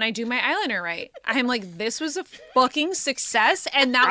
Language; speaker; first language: English; native; English